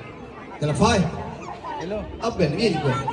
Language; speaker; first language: Italian; non-native, learner; Sinhala